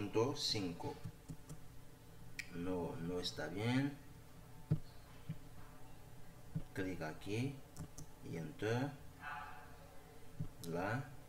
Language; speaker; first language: Spanish; non-native, learner; Haitian Creole